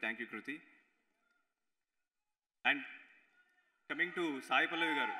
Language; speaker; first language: Telugu; native; Telugu